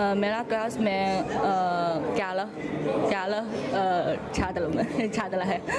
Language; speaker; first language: Hindi; non-native, learner; Chinese